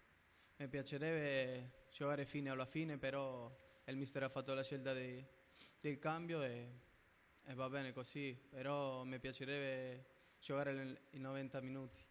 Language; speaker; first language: Italian; non-native, fluent; Spanish